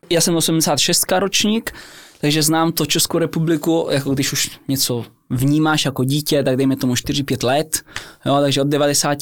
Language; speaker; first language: Czech; early bilingual, heritage; Czech